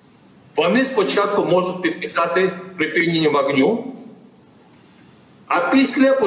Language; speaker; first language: Ukrainian; non-native, fluent; Georgian